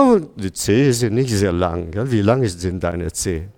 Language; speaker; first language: German; non-native, fluent; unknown